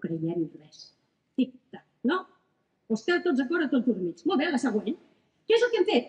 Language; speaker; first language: Catalan; native; Catalan